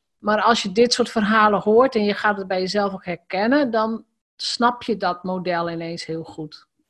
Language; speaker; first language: Dutch; native; Dutch